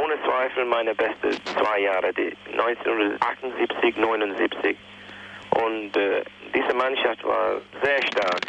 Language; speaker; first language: German; non-native, learner; English